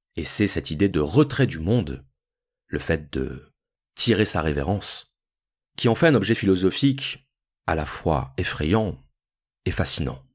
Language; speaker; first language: French; native; French